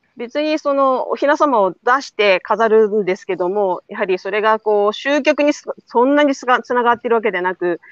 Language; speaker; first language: Japanese; native; Japanese